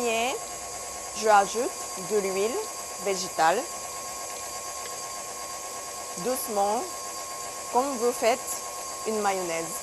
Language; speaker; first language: French; non-native, learner; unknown